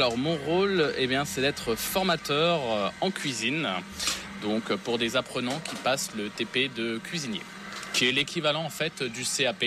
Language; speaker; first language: French; native; French